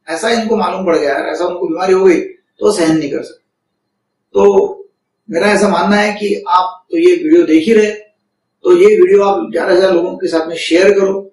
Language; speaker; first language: Hindi; non-native, local second language; Marathi